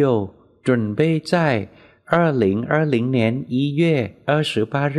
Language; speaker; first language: Chinese; non-native, fluent; Vietnamese